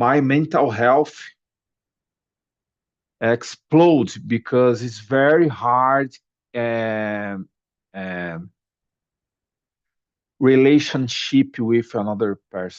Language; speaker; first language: English; non-native, learner; Portuguese